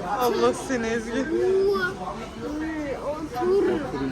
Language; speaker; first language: Turkish; early bilingual, heritage; Turkish